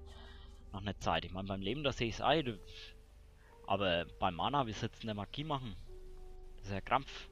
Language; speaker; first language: German; native; German